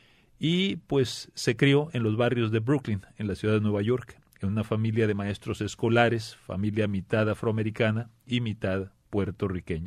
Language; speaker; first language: Spanish; native; Spanish